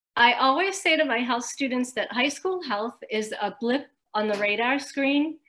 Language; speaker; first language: English; native; English